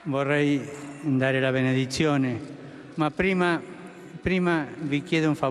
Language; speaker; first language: Italian; non-native, fluent; Spanish